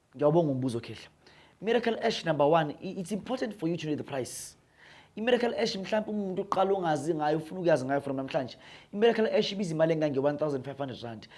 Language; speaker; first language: Zulu; non-native, local second language; Northern Sotho